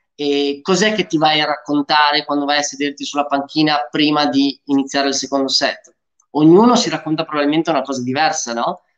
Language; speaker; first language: Italian; early bilingual, other home language; Romanian